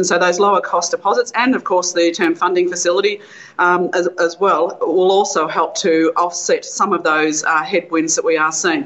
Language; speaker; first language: English; native; English